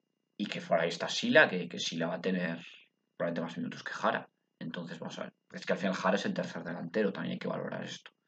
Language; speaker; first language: Spanish; native; Spanish